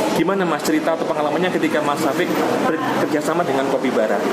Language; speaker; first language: Indonesian; native; Indonesian